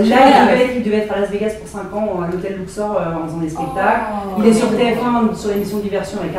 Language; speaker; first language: French; native; French